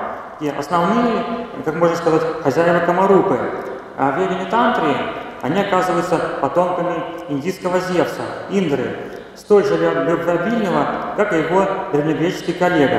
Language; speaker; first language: Russian; native; Russian